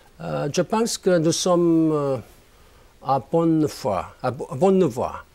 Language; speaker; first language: French; non-native, learner; Korean